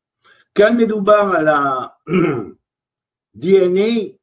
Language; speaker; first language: Hebrew; non-native, fluent; French